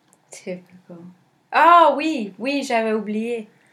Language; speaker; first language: French; native; French